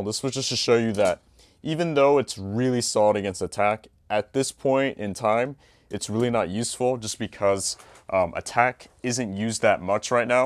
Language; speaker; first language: English; native; English